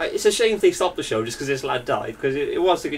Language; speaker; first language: English; native; English